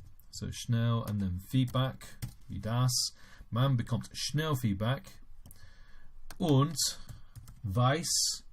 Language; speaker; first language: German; non-native, fluent; English